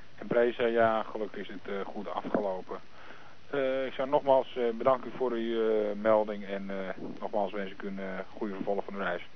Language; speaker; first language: Dutch; native; Dutch